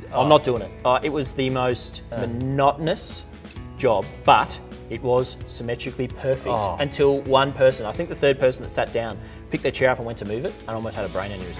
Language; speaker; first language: English; native; English